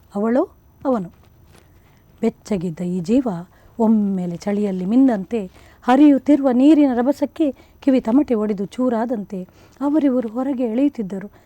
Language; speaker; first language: Kannada; non-native, local second language; Konkani